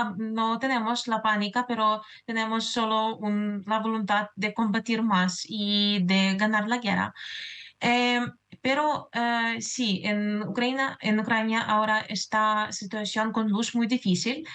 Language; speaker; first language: Spanish; non-native, fluent; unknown